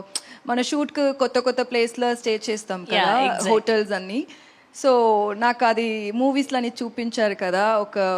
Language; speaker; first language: Telugu; non-native, learner; Tamil